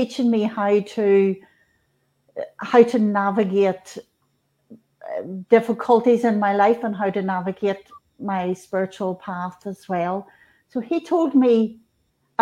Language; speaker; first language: English; native; English